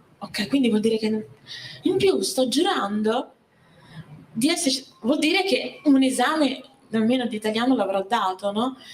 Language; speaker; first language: Italian; native; Italian